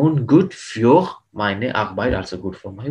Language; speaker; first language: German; non-native, learner; Hindi